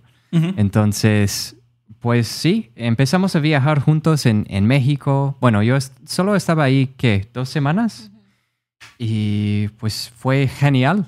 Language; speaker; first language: Spanish; non-native, fluent; English